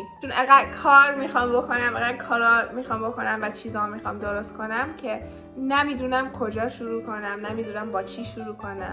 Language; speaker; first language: Persian; early bilingual, heritage; Persian